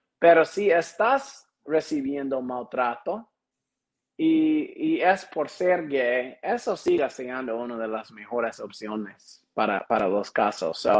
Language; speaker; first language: Spanish; non-native, learner; English